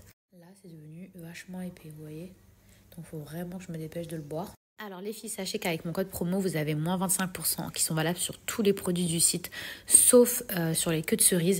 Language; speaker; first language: French; native; French